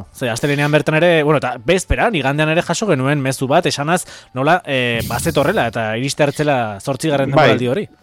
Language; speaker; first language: Basque; native; Basque